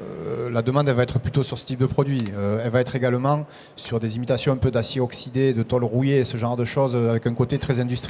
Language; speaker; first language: French; native; French